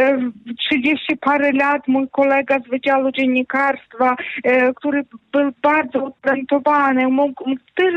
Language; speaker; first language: Polish; non-native, fluent; Ukrainian